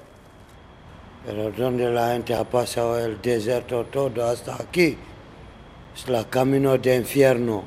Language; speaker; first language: Spanish; non-native, learner; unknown